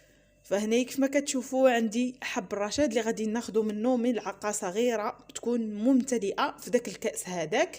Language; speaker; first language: Arabic; native; Arabic